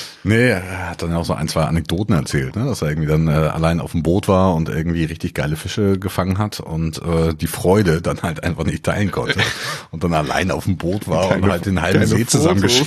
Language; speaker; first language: German; native; German